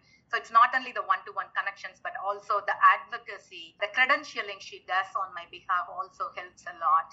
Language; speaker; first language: English; non-native, local second language; Tamil